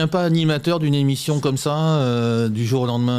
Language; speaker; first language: French; native; French